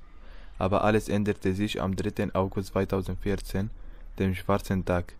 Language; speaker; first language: German; non-native, learner; Kurdish